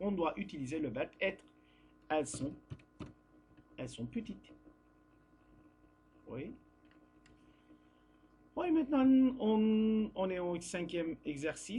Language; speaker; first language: French; non-native, fluent; Turkish